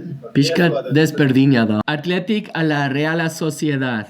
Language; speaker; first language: Basque; non-native, learner; English